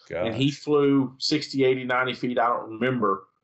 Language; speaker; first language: English; native; English